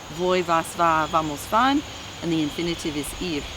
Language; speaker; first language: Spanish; non-native, fluent; English